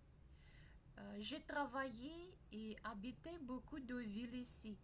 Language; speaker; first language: French; non-native, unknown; Russian